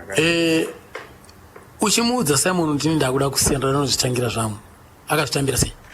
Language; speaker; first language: Shona; native; Shona